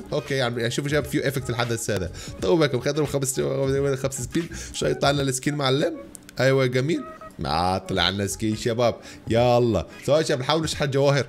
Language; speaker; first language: Arabic; native; Arabic